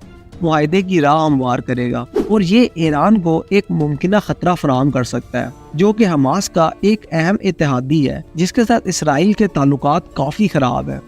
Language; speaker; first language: Urdu; native; Urdu